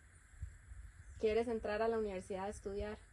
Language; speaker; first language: Spanish; native; Spanish